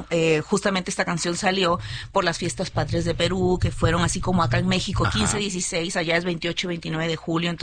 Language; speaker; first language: Spanish; native; Spanish